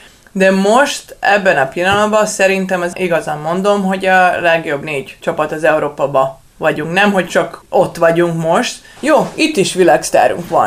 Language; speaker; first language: Hungarian; non-native, learner; Serbian